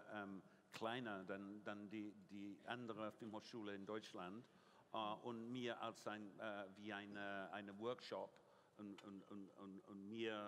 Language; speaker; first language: German; non-native, learner; English